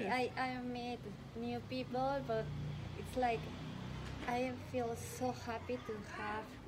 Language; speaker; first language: English; non-native, learner; Spanish